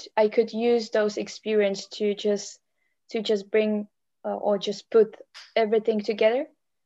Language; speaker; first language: English; non-native, fluent; Czech